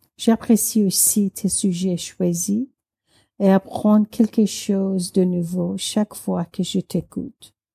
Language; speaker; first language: French; non-native, learner; Persian